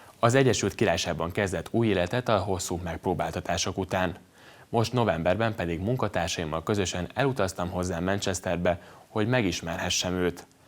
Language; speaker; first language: Hungarian; native; Hungarian